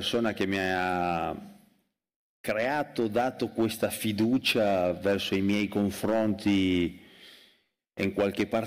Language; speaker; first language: Italian; non-native, fluent; Spanish